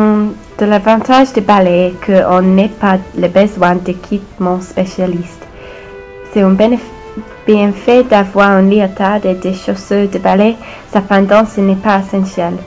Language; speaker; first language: French; non-native, learner; English